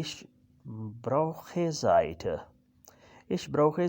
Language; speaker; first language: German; non-native, learner; Urdu